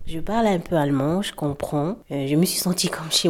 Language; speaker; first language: French; native; French